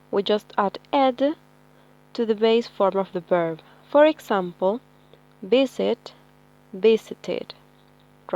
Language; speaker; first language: English; non-native, fluent; Spanish